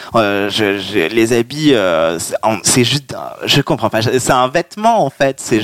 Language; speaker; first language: French; native; French